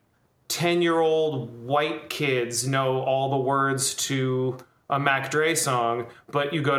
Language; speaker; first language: English; native; English